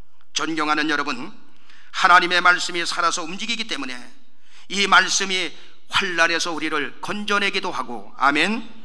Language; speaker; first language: Korean; native; Korean